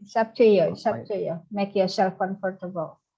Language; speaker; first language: English; non-native, fluent; Indonesian